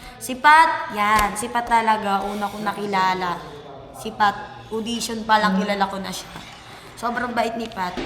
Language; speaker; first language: Filipino; native; Filipino